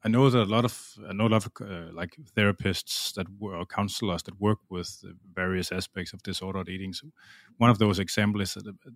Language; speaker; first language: English; non-native, fluent; Danish